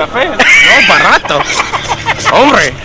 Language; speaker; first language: Spanish; non-native, learner; English